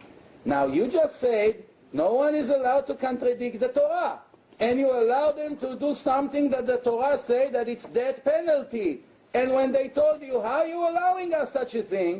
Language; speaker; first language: English; non-native, fluent; Hebrew